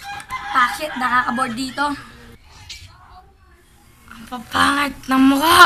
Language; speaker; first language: Filipino; native; Filipino